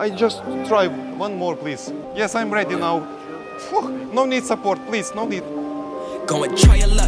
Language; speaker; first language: English; non-native, learner; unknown